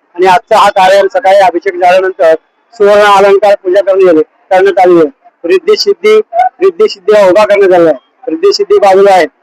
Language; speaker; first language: Marathi; native; Marathi